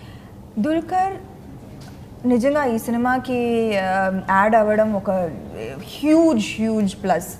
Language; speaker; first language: Telugu; non-native, fluent; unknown